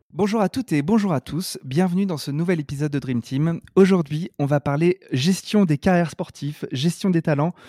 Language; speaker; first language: French; native; French